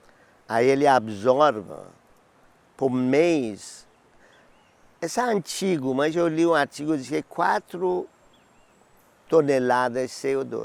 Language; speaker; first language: Portuguese; non-native, learner; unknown